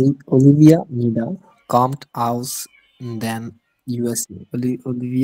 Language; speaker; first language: German; non-native, learner; Bangla